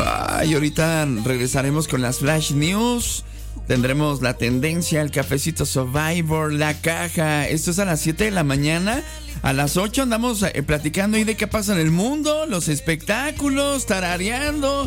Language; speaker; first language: Spanish; native; Spanish